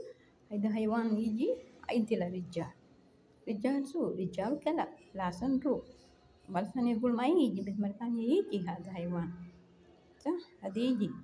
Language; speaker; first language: Arabic; non-native, learner; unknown